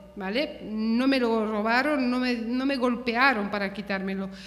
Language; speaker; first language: Spanish; early bilingual, other home language; Romanian